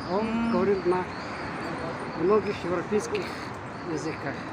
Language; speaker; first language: Russian; non-native, fluent; Mongolian